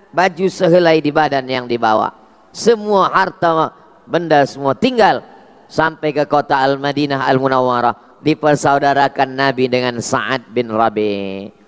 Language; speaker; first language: Indonesian; native; Indonesian